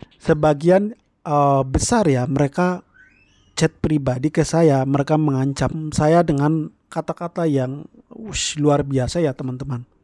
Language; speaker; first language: Indonesian; native; Indonesian